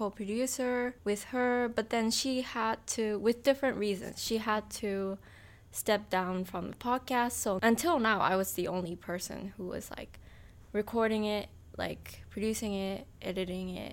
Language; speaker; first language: English; non-native, fluent; Japanese